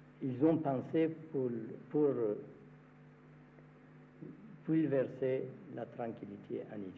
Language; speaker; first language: French; non-native, fluent; Amharic